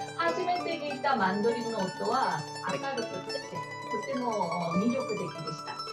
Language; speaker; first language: Japanese; non-native, learner; Korean